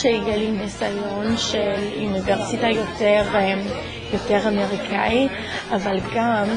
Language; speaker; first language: Hebrew; non-native, learner; English